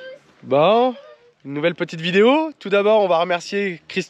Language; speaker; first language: French; native; French